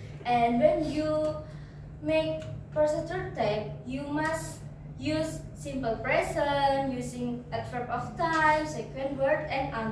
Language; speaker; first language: English; non-native, learner; Indonesian